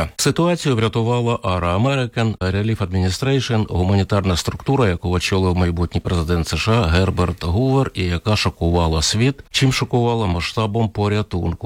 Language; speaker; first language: Ukrainian; native; Ukrainian